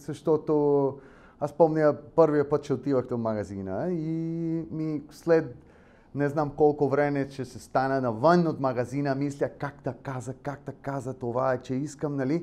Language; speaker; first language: Bulgarian; non-native, learner; Spanish